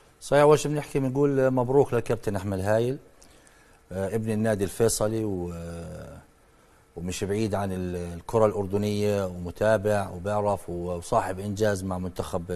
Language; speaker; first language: Arabic; native; Arabic